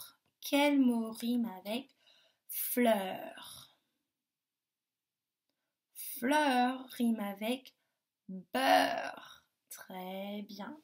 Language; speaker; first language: French; native; French